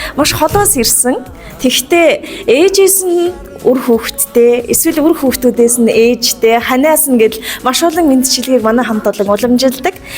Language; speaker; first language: Mongolian; non-native, local second language; Kazakh